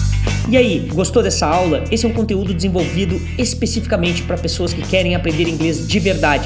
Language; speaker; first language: Portuguese; native; Portuguese